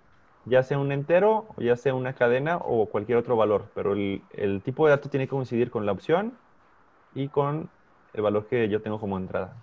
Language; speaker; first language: Spanish; native; Spanish